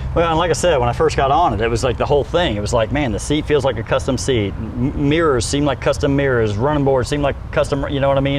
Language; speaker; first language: English; native; English